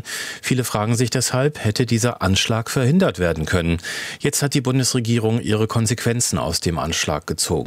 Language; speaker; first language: German; native; German